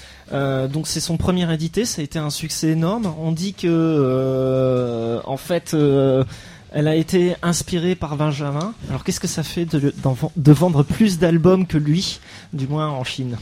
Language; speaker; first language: French; native; French